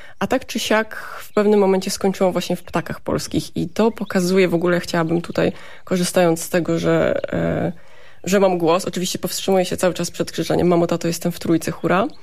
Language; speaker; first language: Polish; native; Polish